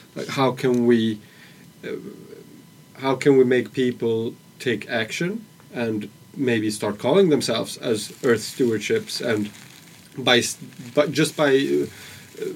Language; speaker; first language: English; non-native, fluent; Swedish